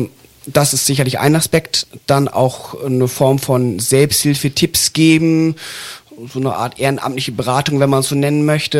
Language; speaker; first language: German; native; German